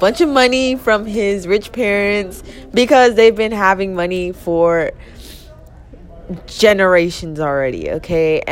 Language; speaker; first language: English; native; English